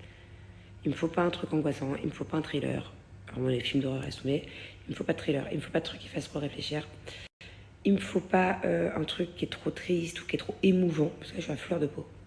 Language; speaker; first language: French; native; French